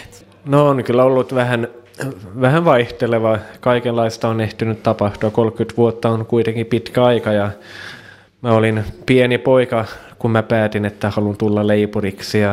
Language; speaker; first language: Finnish; non-native, local second language; Swedish